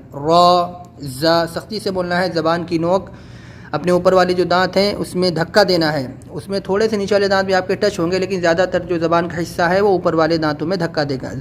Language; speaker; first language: Urdu; native; Urdu